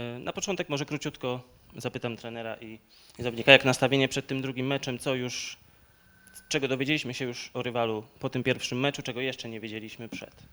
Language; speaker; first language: Polish; native; Polish